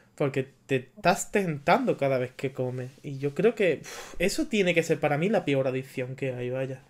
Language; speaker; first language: Spanish; native; Spanish